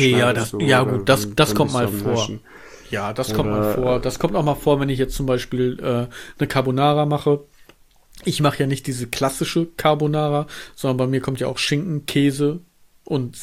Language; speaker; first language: German; native; German